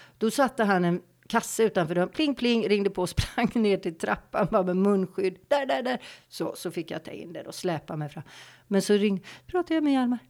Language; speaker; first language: Swedish; native; Swedish